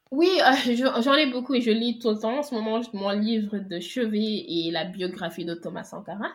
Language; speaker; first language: French; non-native, local second language; Wolof